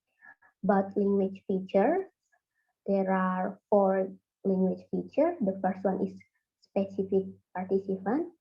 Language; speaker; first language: English; non-native, fluent; Indonesian